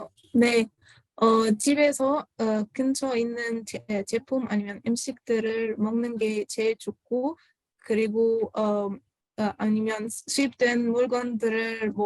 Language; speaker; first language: Korean; non-native, fluent; Arabic